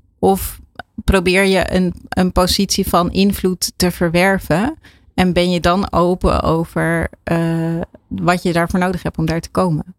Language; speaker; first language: Dutch; native; Dutch